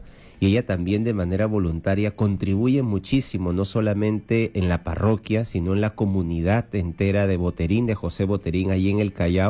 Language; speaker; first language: Spanish; native; Spanish